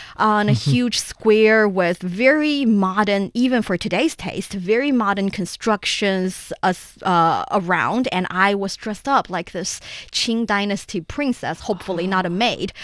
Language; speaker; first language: English; non-native, fluent; Chinese